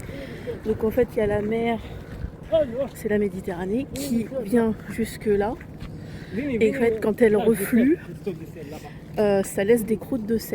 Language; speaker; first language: French; native; French